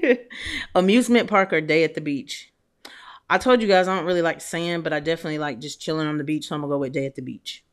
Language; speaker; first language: English; native; English